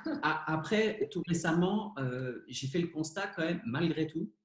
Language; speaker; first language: French; native; French